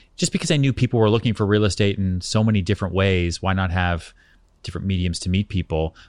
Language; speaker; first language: English; native; English